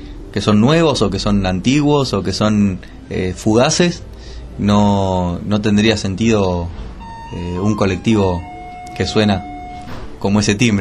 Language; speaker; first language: Spanish; native; Spanish